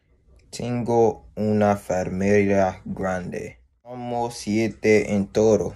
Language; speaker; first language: Spanish; non-native, learner; English